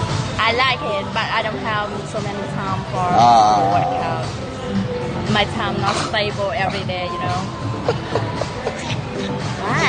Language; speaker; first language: English; non-native, learner; Vietnamese